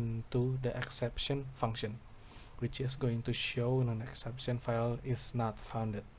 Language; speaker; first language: English; non-native, local second language; Indonesian